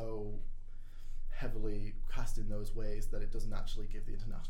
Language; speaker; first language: English; native; English